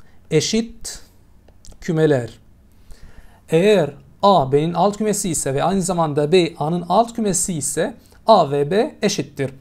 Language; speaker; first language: Turkish; non-native, fluent; Arabic